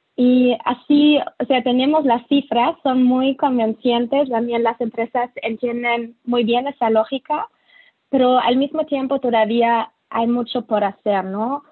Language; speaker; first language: Spanish; non-native, fluent; German